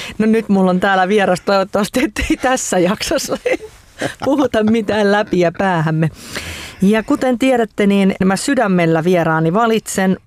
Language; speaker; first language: Finnish; native; Finnish